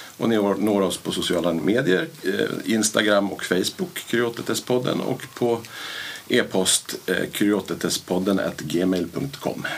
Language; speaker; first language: Swedish; native; Swedish